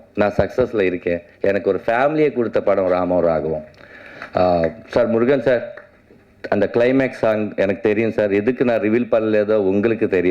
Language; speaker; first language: Tamil; non-native, learner; Telugu